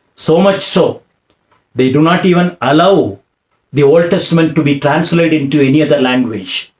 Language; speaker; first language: English; non-native, local second language; Tamil